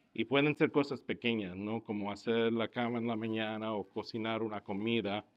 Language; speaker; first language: Spanish; early bilingual, heritage; Spanish